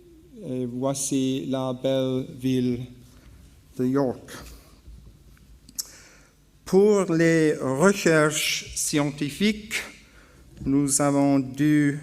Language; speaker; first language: French; non-native, learner; English